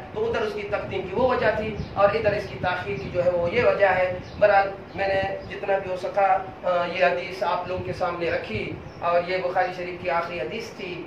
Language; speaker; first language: Urdu; non-native, local second language; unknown